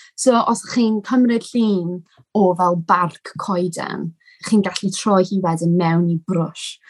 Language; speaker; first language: Welsh; non-native, local second language; English